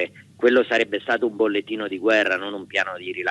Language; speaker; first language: Italian; native; Italian